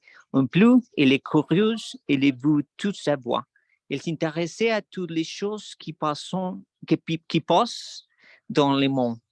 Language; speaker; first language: French; non-native, learner; Spanish